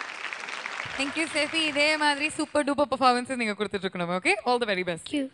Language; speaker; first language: Tamil; native; Tamil